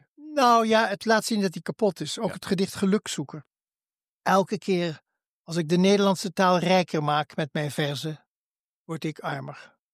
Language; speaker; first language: Dutch; native; Dutch